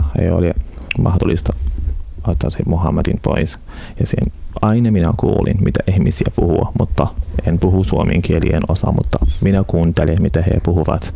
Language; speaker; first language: Finnish; non-native, learner; Arabic